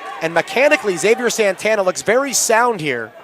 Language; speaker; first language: English; native; English